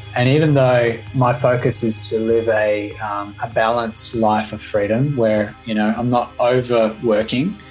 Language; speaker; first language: English; native; English